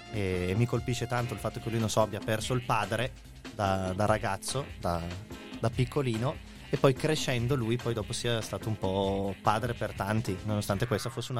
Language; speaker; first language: Italian; native; Italian